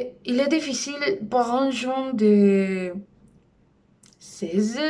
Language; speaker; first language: French; non-native, learner; Spanish